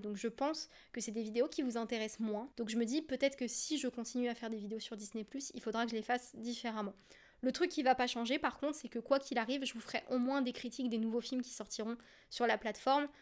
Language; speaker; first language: French; native; French